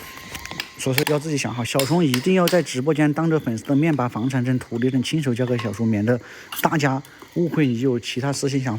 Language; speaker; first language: Chinese; native; Chinese